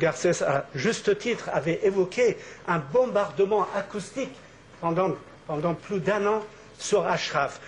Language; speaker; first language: French; native; French